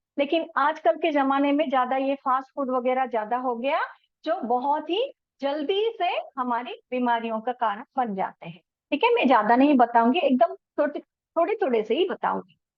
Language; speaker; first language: Hindi; non-native, local second language; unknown